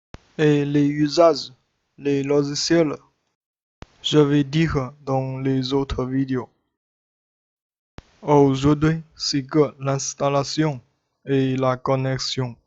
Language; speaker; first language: French; non-native, learner; Chinese